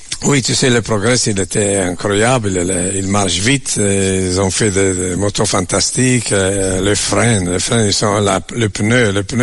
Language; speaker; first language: French; non-native, learner; Italian